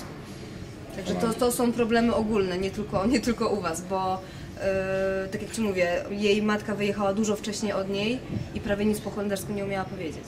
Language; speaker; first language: Polish; native; Polish